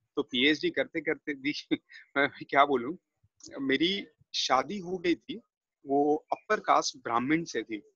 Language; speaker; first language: Hindi; native; Hindi